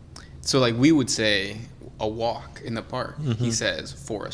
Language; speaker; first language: English; native; English